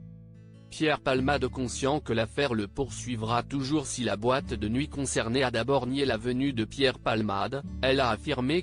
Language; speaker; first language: French; native; French